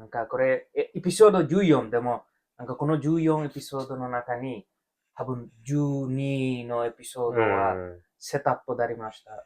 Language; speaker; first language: Japanese; non-native, learner; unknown